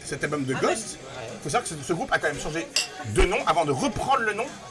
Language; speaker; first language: French; native; French